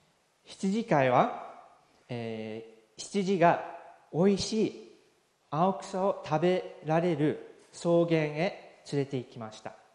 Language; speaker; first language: Japanese; non-native, fluent; English